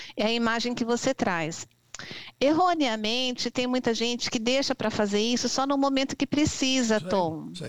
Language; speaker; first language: Portuguese; native; Portuguese